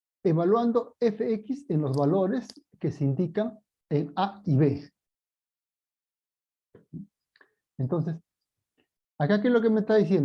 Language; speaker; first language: Spanish; native; Spanish